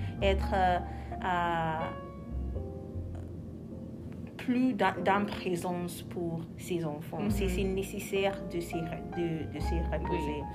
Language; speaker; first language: French; non-native, learner; English